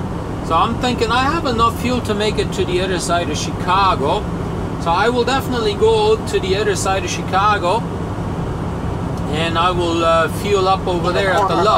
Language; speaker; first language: English; native; English